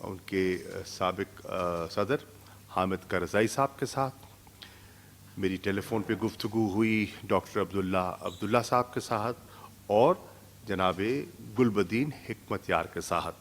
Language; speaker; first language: Urdu; native; Urdu